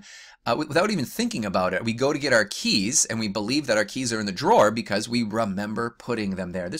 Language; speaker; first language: English; native; English